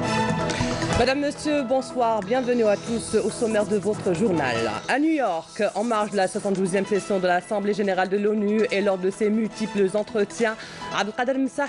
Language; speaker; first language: French; non-native, local second language; Arabic